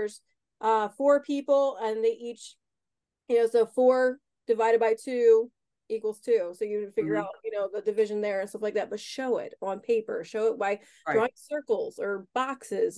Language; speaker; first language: English; native; English